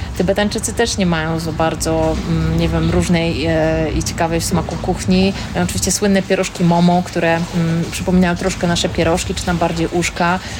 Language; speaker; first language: Polish; native; Polish